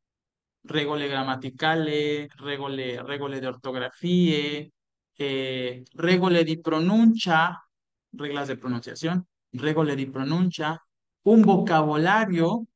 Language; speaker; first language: Italian; non-native, fluent; Spanish